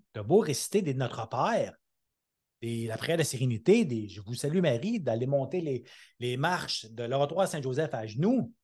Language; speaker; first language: French; native; French